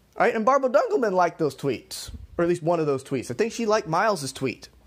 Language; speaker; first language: English; native; English